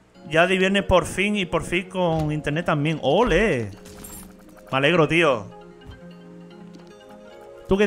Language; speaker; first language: Spanish; native; Spanish